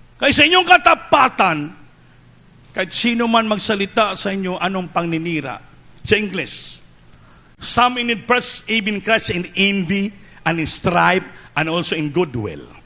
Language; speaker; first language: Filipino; non-native, local second language; Cebuano